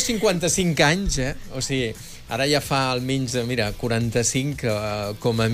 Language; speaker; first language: Catalan; native; Catalan